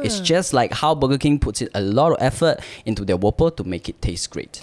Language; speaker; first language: English; non-native, local second language; Chinese